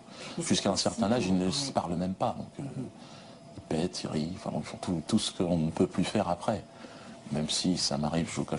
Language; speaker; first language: French; native; French